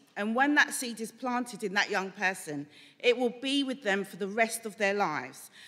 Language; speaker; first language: English; native; English